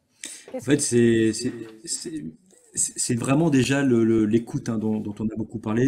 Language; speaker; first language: French; native; French